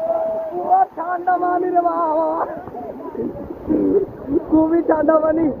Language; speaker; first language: Hindi; non-native, local second language; Bangla